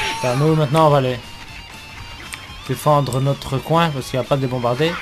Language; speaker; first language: French; native; French